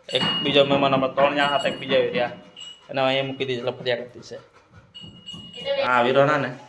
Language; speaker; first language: Gujarati; native; Gujarati